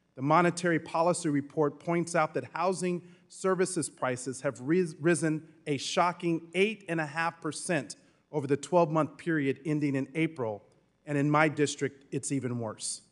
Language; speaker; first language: English; native; English